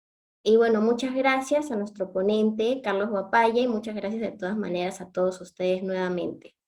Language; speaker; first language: Spanish; native; Spanish